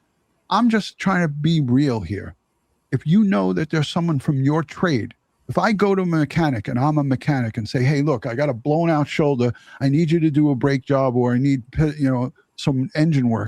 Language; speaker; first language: English; native; English